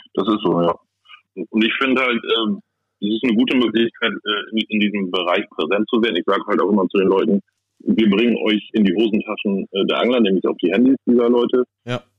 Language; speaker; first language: German; native; German